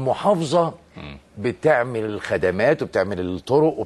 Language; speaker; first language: Arabic; native; Arabic